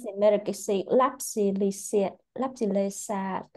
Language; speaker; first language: Finnish; non-native, learner; Vietnamese